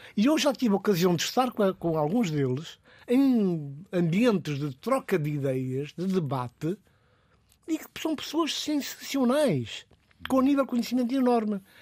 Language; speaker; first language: Portuguese; non-native, local second language; Upper Guinea Crioulo